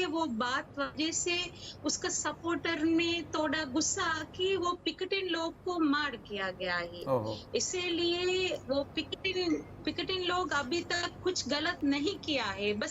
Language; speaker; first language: Hindi; non-native, learner; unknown